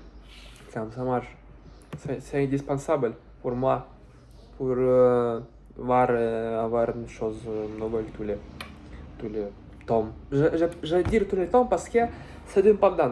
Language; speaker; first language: French; non-native, learner; Russian